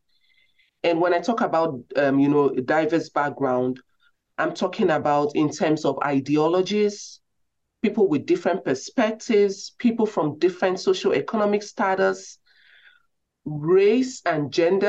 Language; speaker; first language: English; non-native, local second language; Igbo